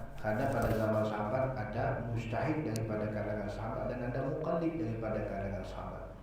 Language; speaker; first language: Malay; native; Malay